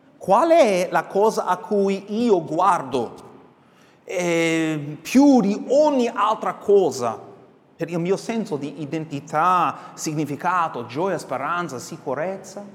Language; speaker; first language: Italian; non-native, fluent; English